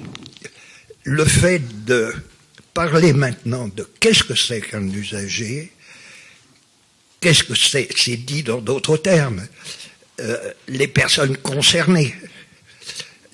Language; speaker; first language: French; native; French